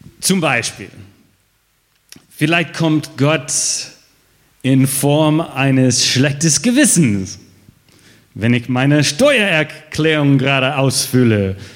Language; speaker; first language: German; non-native, fluent; English